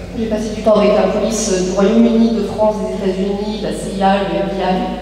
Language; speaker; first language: French; native; French